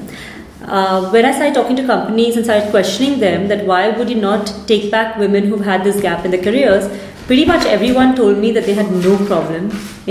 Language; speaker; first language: English; non-native, local second language; Hindi